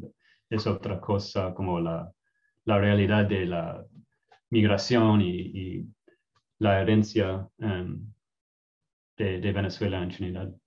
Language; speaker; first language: Spanish; non-native, fluent; English